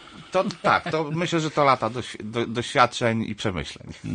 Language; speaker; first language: Polish; native; Polish